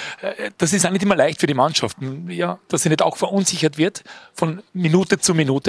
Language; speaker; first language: German; native; German